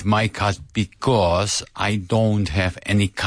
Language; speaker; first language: English; non-native, learner; Spanish